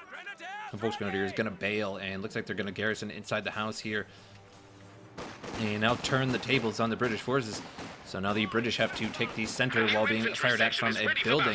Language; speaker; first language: English; native; English